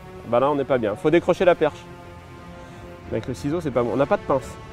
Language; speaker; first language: French; native; French